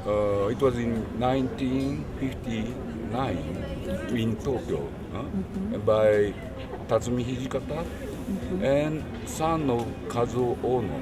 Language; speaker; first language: English; non-native, learner; Japanese